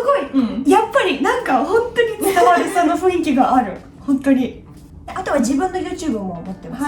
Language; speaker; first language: Japanese; non-native, fluent; Russian